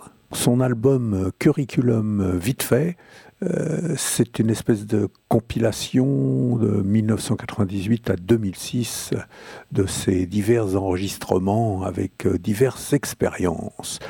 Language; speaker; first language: French; native; French